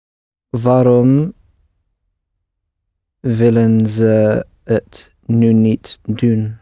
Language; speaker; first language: Dutch; non-native, learner; English